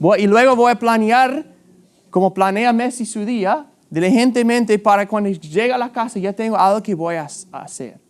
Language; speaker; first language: Spanish; non-native, fluent; English